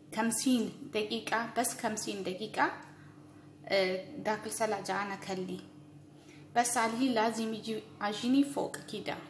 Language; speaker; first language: Arabic; non-native, learner; Amharic